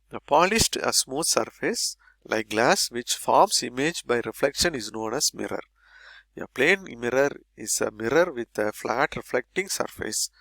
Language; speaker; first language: English; non-native, local second language; Tamil